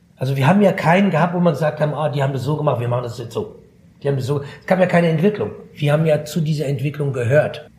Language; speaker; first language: German; early bilingual, other home language; Arabic